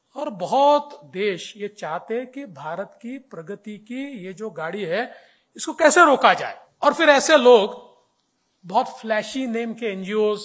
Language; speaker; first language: Hindi; non-native, local second language; Marathi